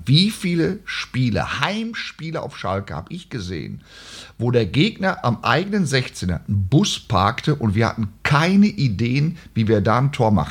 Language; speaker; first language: German; native; German